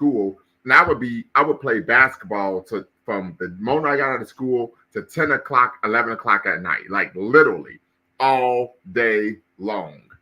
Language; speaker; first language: English; native; English